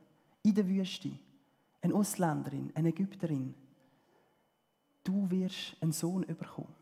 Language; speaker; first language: German; early bilingual, heritage; German